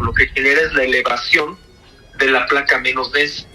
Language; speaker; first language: Spanish; native; Spanish